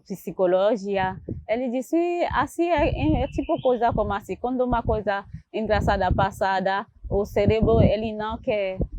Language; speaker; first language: Portuguese; non-native, learner; Haitian Creole